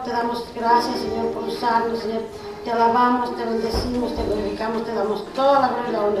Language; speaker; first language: Spanish; native; Spanish